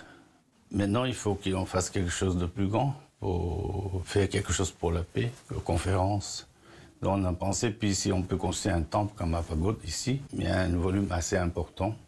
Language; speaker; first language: French; non-native, fluent; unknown